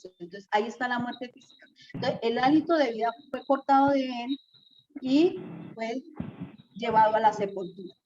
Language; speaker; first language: Spanish; native; Spanish